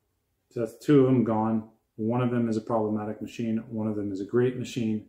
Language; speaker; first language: English; native; English